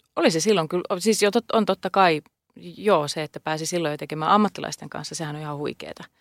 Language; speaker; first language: Finnish; native; Finnish